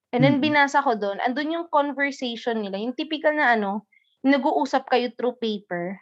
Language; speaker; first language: Filipino; non-native, local second language; Hiligaynon